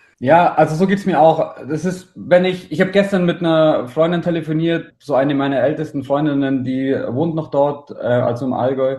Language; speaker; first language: German; native; German